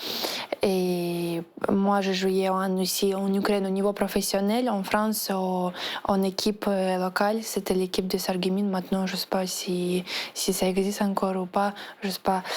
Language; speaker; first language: French; non-native, fluent; Ukrainian